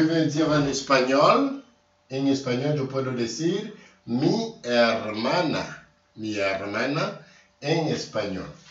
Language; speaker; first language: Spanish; non-native, learner; Haitian Creole